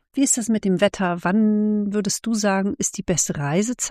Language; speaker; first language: German; native; German